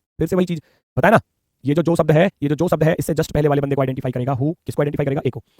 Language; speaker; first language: Hindi; native; Hindi